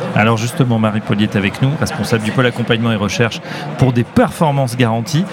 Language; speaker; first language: French; native; French